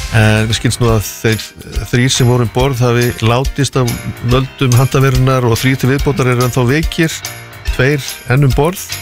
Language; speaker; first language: Icelandic; native; Icelandic